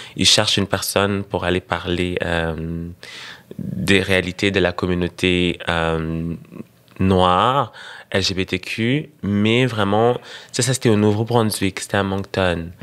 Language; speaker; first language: French; non-native, local second language; Rundi